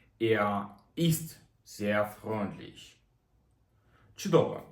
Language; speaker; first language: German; non-native, fluent; Ukrainian